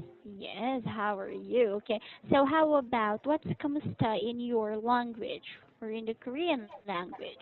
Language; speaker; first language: English; non-native, local second language; Filipino